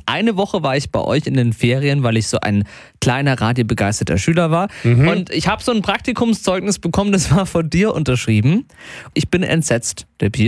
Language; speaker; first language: German; native; German